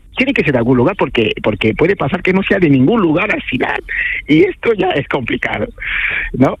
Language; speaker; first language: Spanish; non-native, fluent; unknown